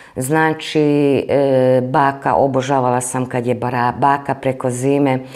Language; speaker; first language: Croatian; non-native, local second language; Hungarian